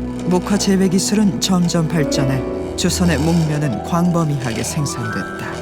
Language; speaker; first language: Korean; native; Korean